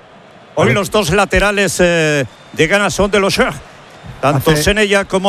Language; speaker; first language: Spanish; native; Spanish